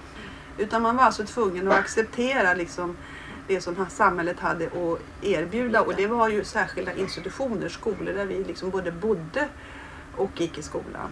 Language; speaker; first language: Swedish; native; Swedish